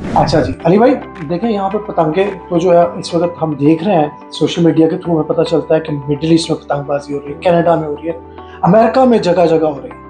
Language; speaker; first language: Urdu; native; Urdu